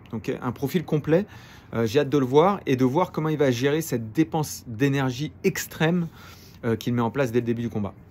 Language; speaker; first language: French; native; French